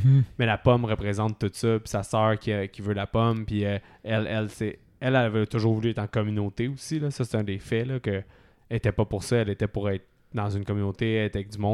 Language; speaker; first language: French; native; French